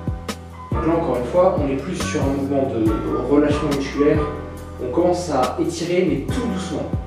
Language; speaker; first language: French; native; French